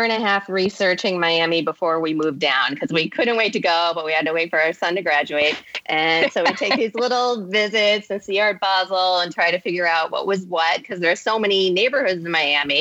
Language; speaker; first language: English; native; English